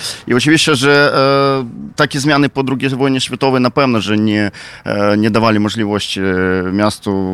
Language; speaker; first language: Polish; non-native, fluent; Ukrainian